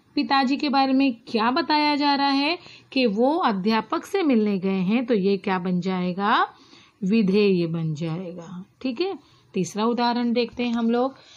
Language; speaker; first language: Hindi; non-native, local second language; Marathi